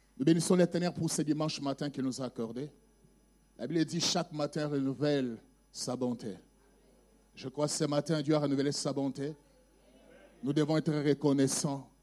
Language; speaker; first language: French; non-native, local second language; Luba-Lulua